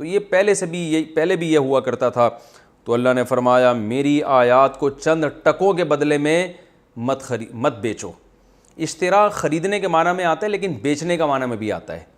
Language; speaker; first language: Urdu; non-native, local second language; Pashto